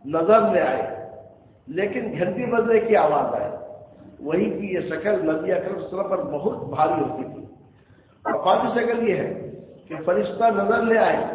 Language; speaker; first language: Urdu; native; Urdu